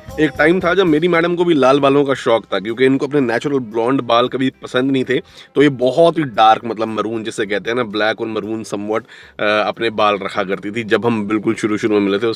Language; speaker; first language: Hindi; non-native, local second language; Punjabi